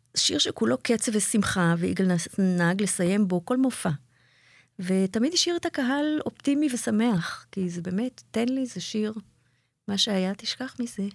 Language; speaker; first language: Hebrew; native; Hebrew